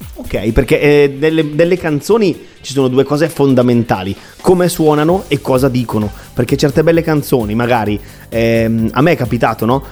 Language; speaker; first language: Italian; native; Italian